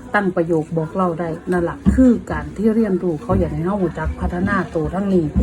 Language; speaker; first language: Thai; non-native, local second language; Northeastern Thai